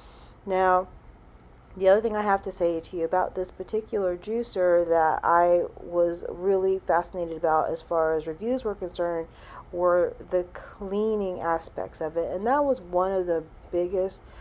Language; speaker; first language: English; native; English